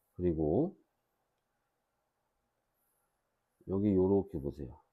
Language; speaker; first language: Korean; native; Korean